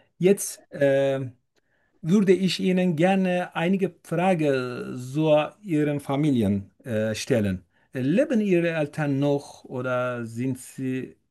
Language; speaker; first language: German; non-native, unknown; Turkish